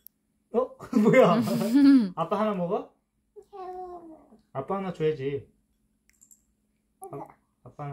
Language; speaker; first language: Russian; early bilingual, heritage; Russian